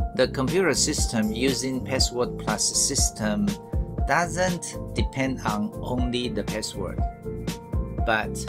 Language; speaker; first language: English; non-native, fluent; Chinese